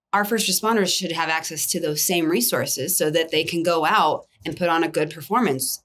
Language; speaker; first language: English; native; English